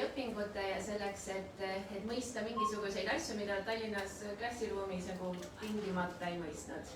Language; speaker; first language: Estonian; native; Estonian